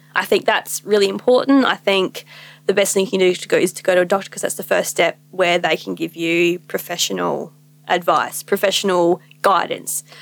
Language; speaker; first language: English; native; English